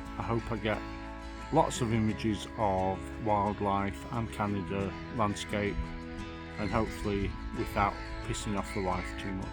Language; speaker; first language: English; native; English